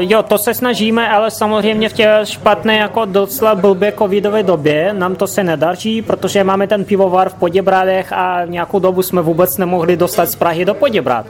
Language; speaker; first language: Czech; non-native, fluent; Russian